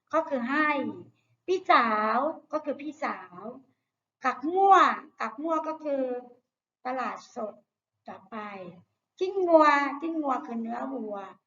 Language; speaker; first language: Thai; native; Thai